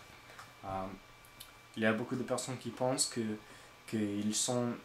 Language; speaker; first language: French; non-native, learner; English